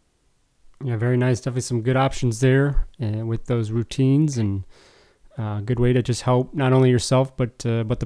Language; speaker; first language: English; native; English